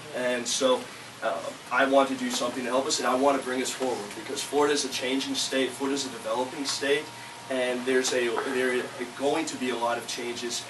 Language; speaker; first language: English; native; English